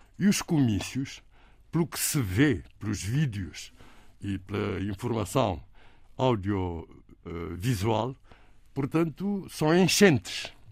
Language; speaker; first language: Portuguese; non-native, local second language; Kabuverdianu